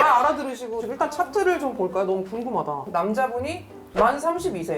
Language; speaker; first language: Korean; native; Korean